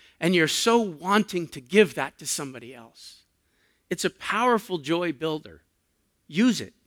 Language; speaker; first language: English; native; English